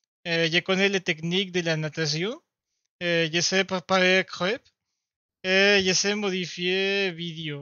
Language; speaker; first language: French; non-native, learner; Spanish